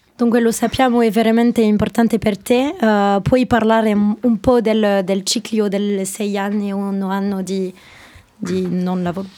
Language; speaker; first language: Italian; non-native, learner; French